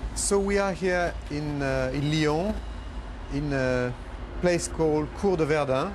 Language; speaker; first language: English; non-native, fluent; French